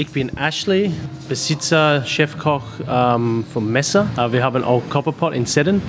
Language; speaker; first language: German; non-native, learner; English